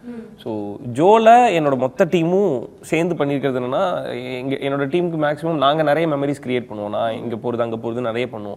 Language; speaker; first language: Tamil; native; Tamil